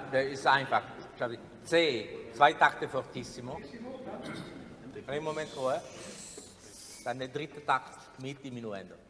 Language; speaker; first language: German; non-native, fluent; Italian